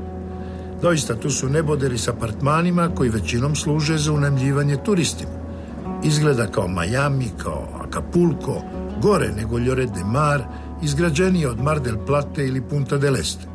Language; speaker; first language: Croatian; native; Croatian